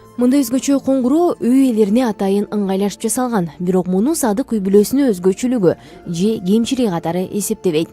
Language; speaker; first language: Kyrgyz; native; Kyrgyz